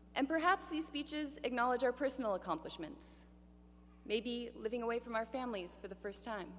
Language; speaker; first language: English; native; English